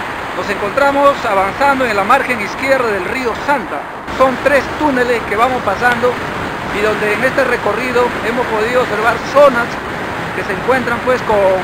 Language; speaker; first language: Spanish; native; Spanish